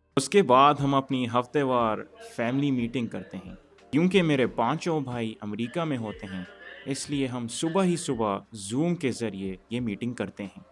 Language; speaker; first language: Urdu; early bilingual, heritage; Urdu